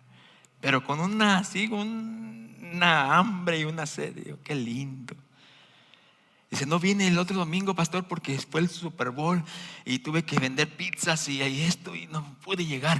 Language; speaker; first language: Spanish; native; Spanish